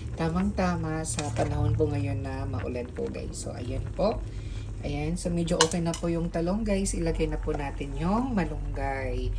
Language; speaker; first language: Filipino; non-native, local second language; Cebuano